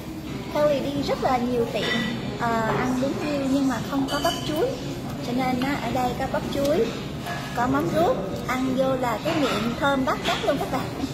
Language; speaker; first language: Vietnamese; early bilingual, heritage; Vietnamese